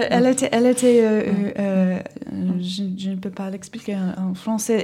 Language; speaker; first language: French; non-native, learner; English